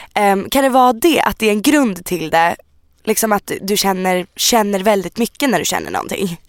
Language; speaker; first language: Swedish; native; Swedish